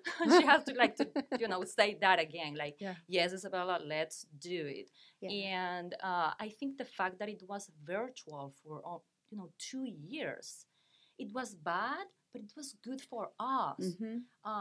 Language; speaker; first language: English; non-native, fluent; Spanish